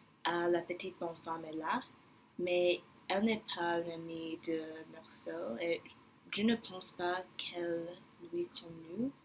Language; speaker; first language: French; non-native, learner; English